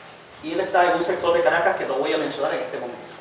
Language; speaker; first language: Spanish; native; Spanish